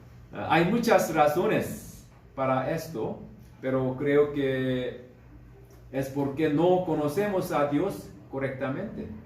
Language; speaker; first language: Spanish; non-native, learner; Korean